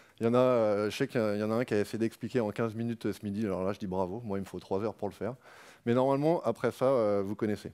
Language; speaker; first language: French; native; French